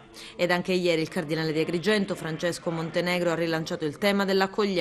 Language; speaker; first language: Italian; native; Italian